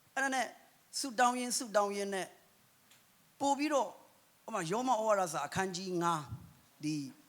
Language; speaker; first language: Burmese; non-native, local second language; Kachin